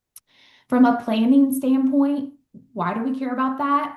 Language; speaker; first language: English; native; English